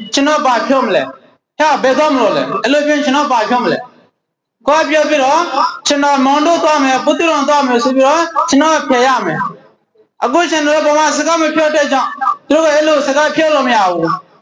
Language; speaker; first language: Burmese; non-native, local second language; Rohingya